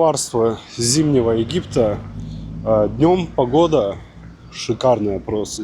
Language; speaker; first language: Russian; native; Russian